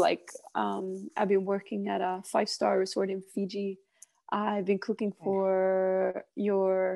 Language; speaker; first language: English; non-native, fluent; Swedish